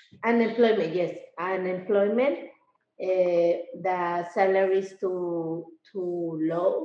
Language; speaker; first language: English; non-native, learner; Spanish